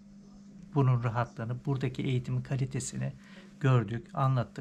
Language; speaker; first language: Turkish; native; Turkish